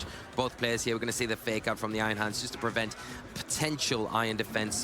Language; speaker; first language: English; native; English